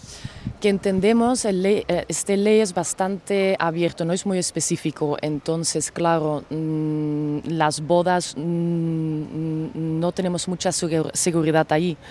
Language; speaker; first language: Spanish; non-native, fluent; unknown